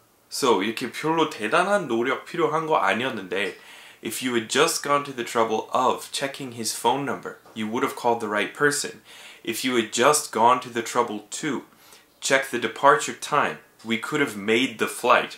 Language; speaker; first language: English; native; English